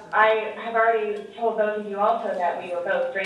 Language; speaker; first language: English; native; English